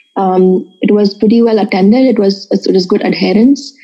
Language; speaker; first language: English; non-native, local second language; Marathi